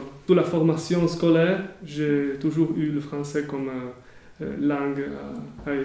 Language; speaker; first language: French; non-native, local second language; Italian